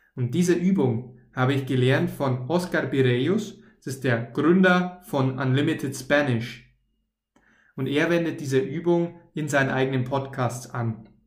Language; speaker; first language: German; native; German